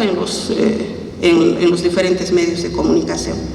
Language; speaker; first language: Spanish; native; Spanish